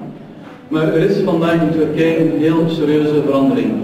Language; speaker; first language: Dutch; non-native, learner; Turkish